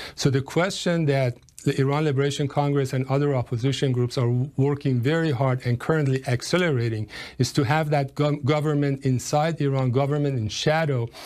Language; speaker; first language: English; non-native, fluent; Persian